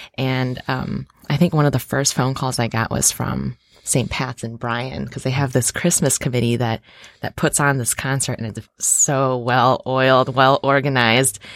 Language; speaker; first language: English; native; English